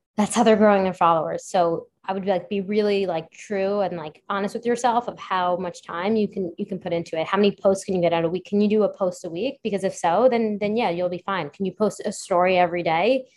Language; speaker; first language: English; native; English